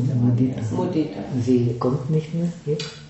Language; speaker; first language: German; non-native, fluent; Czech